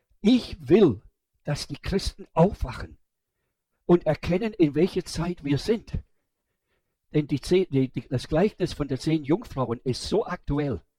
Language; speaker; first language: German; non-native, fluent; English